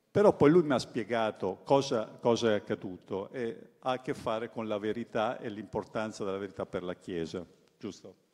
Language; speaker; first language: Italian; native; Italian